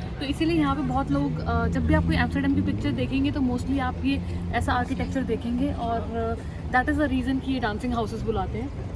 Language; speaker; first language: Hindi; native; Hindi